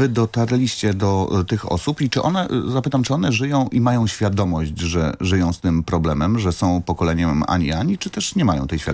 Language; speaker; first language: Polish; native; Polish